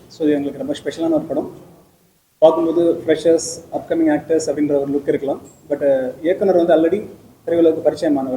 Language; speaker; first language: Tamil; native; Tamil